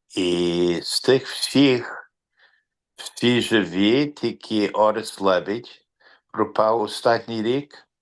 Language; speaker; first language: Ukrainian; early bilingual, heritage; Ukrainian